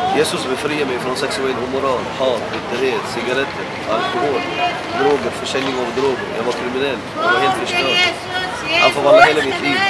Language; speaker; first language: Swedish; non-native, fluent; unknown